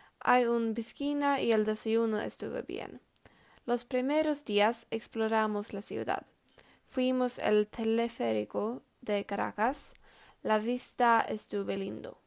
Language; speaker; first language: Spanish; non-native, learner; Swedish